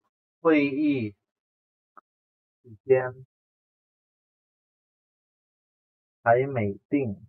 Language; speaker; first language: Chinese; non-native, fluent; Indonesian